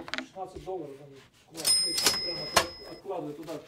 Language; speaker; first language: Russian; native; Russian